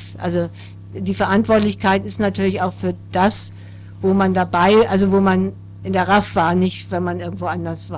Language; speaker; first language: German; native; German